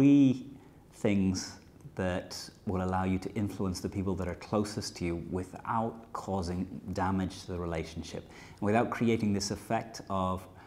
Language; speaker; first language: English; native; English